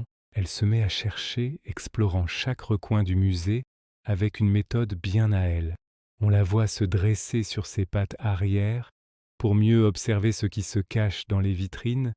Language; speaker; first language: French; native; French